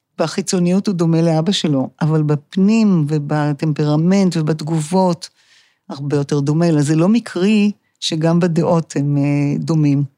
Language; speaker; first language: Hebrew; native; Hebrew